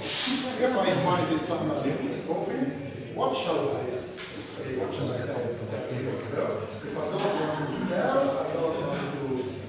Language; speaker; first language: English; non-native, fluent; Hungarian